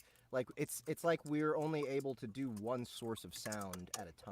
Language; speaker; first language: English; native; English